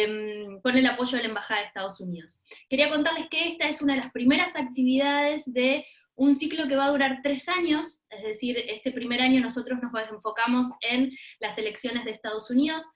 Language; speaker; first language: Spanish; native; Spanish